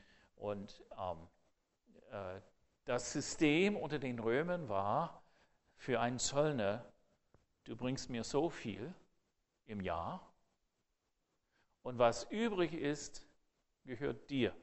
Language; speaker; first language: German; non-native, fluent; English